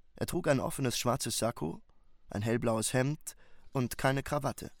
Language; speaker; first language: German; native; German